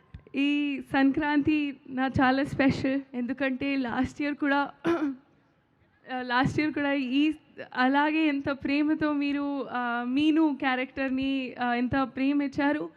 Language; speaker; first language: Telugu; non-native, local second language; Hindi